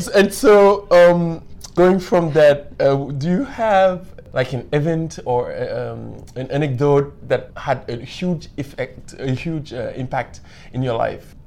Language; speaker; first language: English; non-native, fluent; Wolof